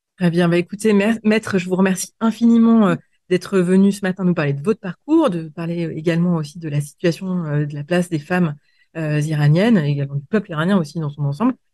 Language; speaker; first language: French; native; French